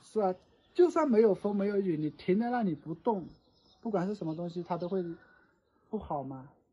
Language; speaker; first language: Chinese; native; Chinese